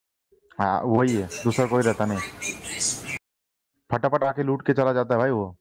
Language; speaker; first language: Hindi; native; Hindi